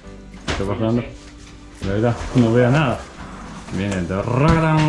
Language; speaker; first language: Spanish; native; Spanish